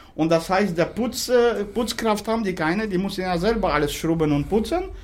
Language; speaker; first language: German; non-native, fluent; Russian